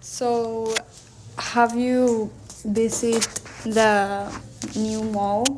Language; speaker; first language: English; non-native, learner; Spanish